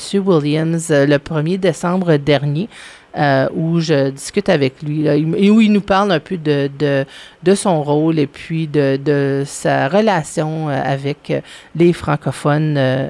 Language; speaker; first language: French; native; French